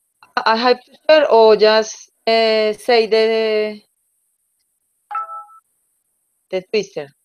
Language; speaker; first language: English; non-native, learner; Spanish